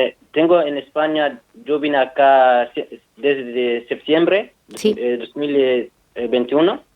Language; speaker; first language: Spanish; non-native, fluent; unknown